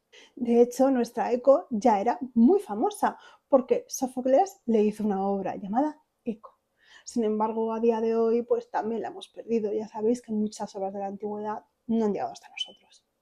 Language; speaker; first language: Spanish; native; Spanish